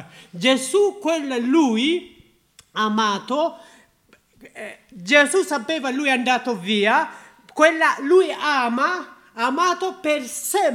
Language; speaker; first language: Italian; non-native, learner; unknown